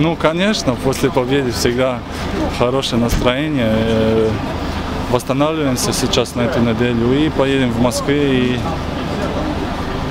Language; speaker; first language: Russian; non-native, learner; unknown